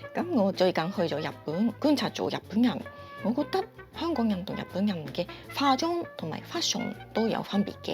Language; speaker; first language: Cantonese; non-native, fluent; Japanese